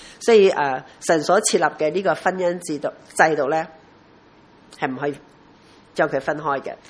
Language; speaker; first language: Chinese; non-native, local second language; Cantonese